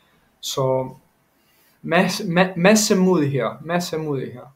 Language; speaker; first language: Danish; non-native, learner; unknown